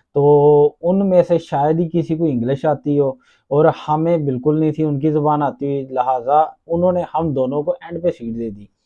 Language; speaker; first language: Urdu; non-native, local second language; Punjabi